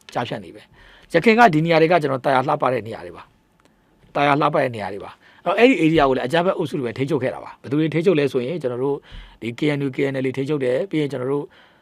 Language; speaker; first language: Burmese; native; Burmese